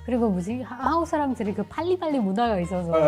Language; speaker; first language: Korean; non-native, fluent; Indonesian